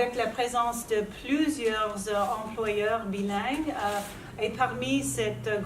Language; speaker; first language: French; non-native, local second language; English